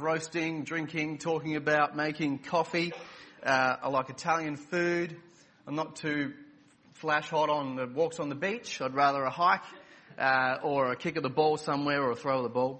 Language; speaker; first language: English; native; English